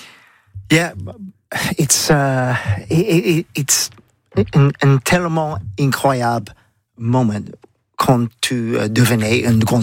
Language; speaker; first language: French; non-native, learner; English